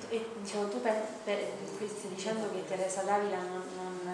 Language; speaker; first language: Italian; native; Italian